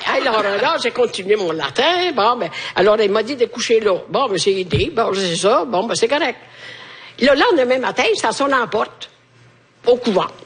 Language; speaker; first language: French; non-native, fluent; Italian